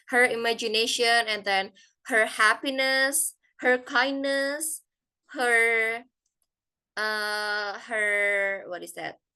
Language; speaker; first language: English; non-native, fluent; Indonesian